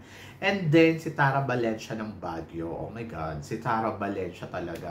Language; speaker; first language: Filipino; native; Filipino